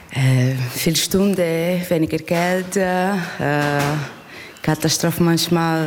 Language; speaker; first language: German; non-native, learner; Portuguese